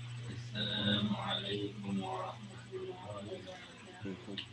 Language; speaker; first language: Arabic; non-native, learner; English